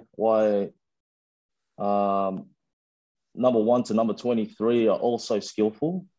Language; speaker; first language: English; early bilingual, other home language; Fijian